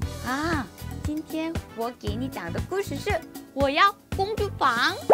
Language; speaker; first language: Chinese; non-native, fluent; Korean